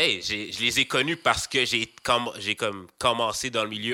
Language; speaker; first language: French; native; French